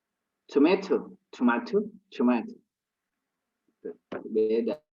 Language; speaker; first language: English; non-native, fluent; Indonesian